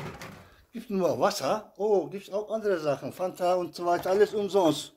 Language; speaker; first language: German; early bilingual, heritage; Turkish